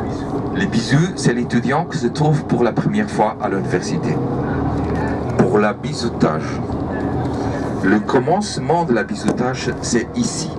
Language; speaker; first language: French; non-native, fluent; Portuguese